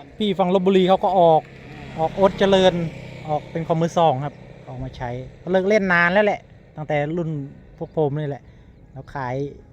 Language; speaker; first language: Thai; native; Thai